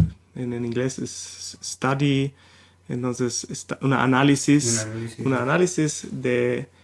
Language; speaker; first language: Spanish; non-native, fluent; German